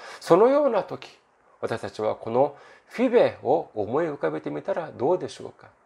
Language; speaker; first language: Japanese; non-native, fluent; Korean